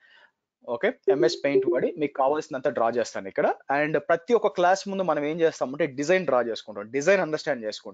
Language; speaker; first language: Telugu; native; Telugu